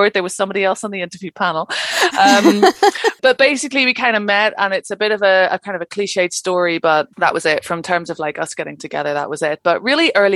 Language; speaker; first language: English; native; English